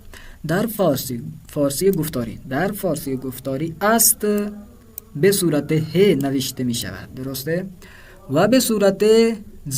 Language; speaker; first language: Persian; non-native, fluent; Urdu